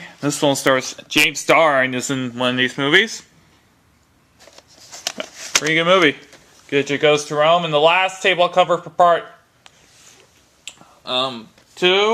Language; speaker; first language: English; native; English